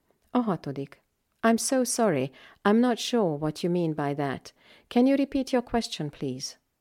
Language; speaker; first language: English; non-native, fluent; Hungarian